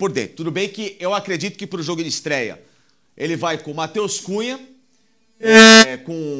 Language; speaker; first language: Portuguese; native; Portuguese